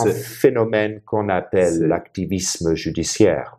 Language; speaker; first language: French; non-native, fluent; German